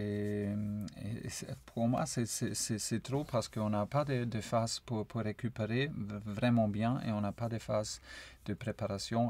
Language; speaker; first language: French; non-native, fluent; German